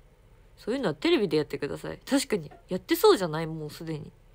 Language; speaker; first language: Japanese; native; Japanese